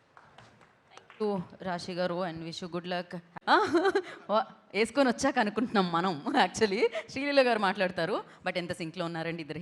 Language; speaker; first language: Telugu; native; Telugu